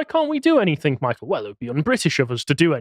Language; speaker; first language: English; native; English